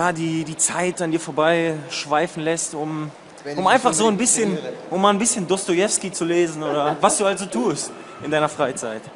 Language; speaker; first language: German; native; German